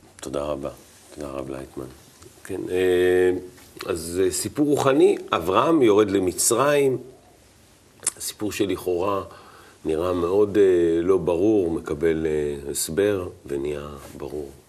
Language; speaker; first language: Hebrew; native; Hebrew